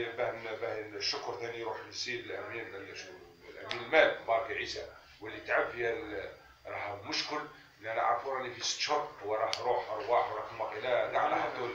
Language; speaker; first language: Arabic; native; Arabic